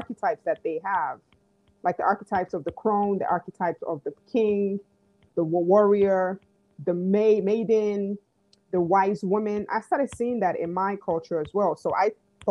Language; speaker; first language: English; native; English